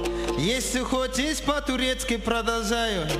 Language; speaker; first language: Russian; non-native, local second language; Kyrgyz